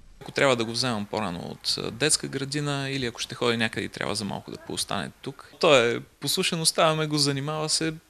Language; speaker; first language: Bulgarian; native; Bulgarian